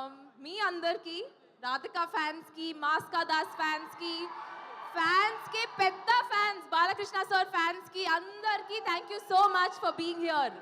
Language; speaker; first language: Telugu; non-native, fluent; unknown